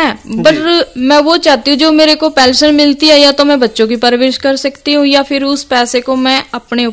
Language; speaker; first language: Hindi; native; Hindi